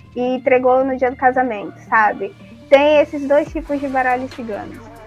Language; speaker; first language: Portuguese; native; Portuguese